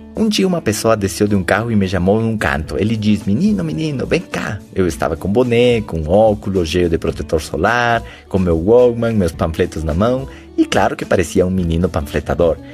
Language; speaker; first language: Portuguese; non-native, fluent; Spanish